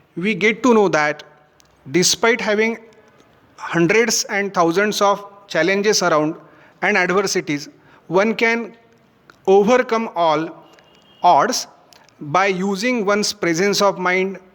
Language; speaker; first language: English; non-native, local second language; Marathi